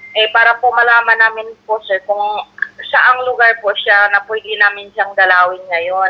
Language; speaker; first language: Filipino; non-native, local second language; Cebuano